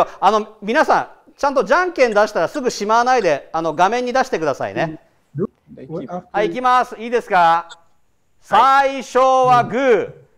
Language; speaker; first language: Japanese; native; Japanese